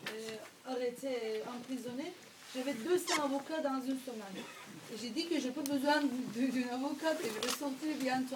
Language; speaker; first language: French; non-native, fluent; Turkish